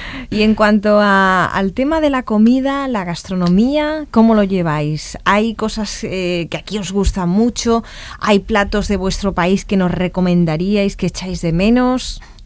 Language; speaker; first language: Spanish; native; Spanish